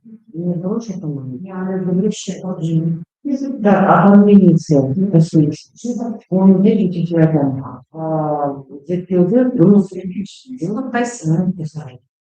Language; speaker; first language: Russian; non-native, local second language; Kazakh